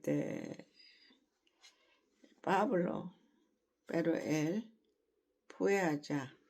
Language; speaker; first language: Spanish; non-native, learner; Korean